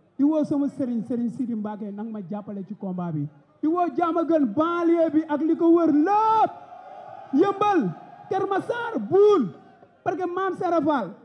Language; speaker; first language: Wolof; non-native, local second language; Serer